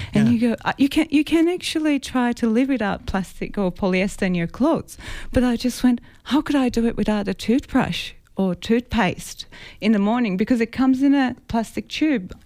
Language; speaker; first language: English; non-native, fluent; Greek